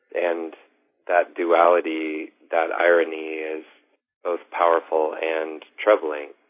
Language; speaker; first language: English; native; English